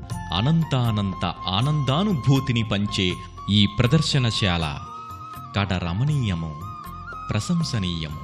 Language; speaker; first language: Telugu; native; Telugu